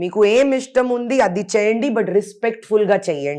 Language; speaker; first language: Telugu; non-native, local second language; Hindi